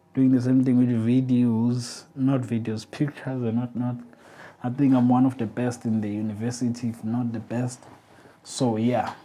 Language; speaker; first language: English; non-native, local second language; Zulu